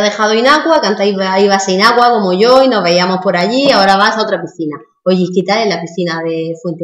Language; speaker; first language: Spanish; native; Spanish